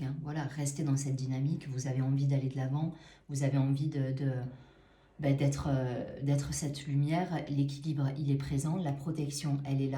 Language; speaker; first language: French; native; French